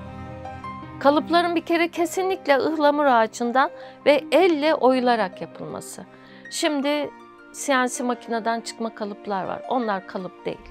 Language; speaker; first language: Turkish; native; Turkish